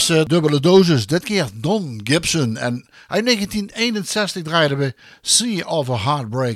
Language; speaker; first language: Dutch; native; Dutch